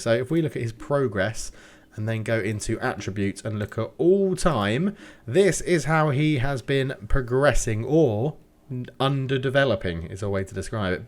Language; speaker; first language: English; native; English